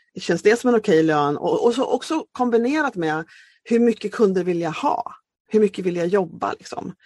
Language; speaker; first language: Swedish; native; Swedish